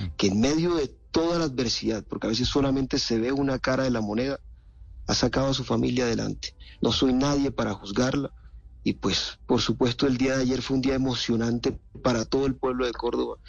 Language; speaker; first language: Spanish; native; Spanish